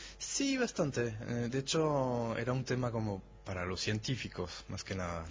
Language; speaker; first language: Spanish; non-native, fluent; French